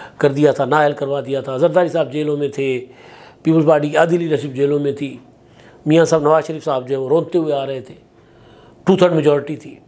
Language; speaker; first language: Urdu; non-native, local second language; Sindhi